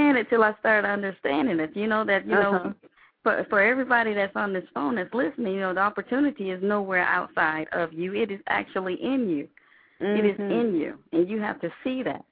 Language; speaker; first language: English; native; English